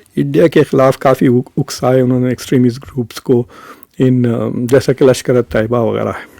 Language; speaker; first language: Urdu; native; Urdu